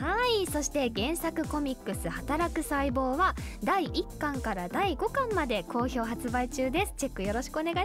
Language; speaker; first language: Japanese; native; Japanese